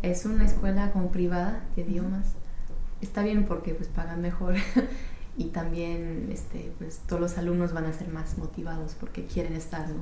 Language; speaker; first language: Spanish; non-native, fluent; English